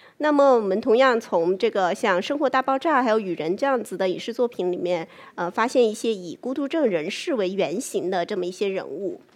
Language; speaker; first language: Chinese; native; Chinese